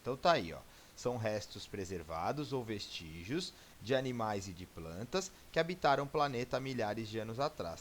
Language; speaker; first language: Portuguese; native; Portuguese